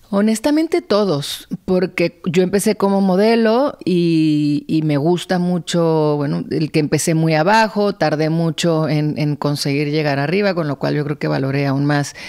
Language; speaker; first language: Spanish; native; Spanish